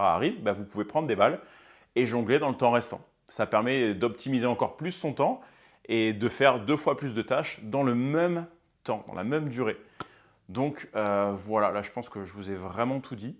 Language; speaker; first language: French; native; French